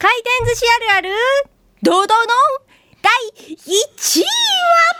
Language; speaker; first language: Japanese; native; Japanese